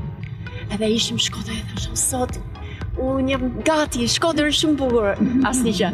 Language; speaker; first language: Albanian; non-native, learner; English